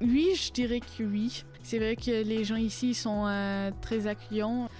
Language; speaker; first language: French; non-native, fluent; German